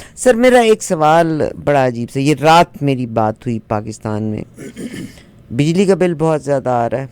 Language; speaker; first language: Urdu; native; Urdu